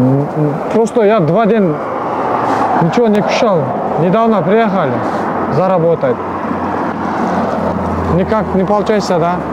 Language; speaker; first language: Russian; non-native, learner; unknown